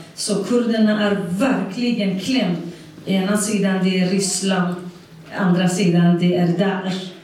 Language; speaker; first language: Swedish; non-native, fluent; Central Kurdish